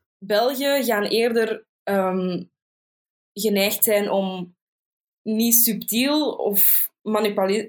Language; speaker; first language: Dutch; native; Dutch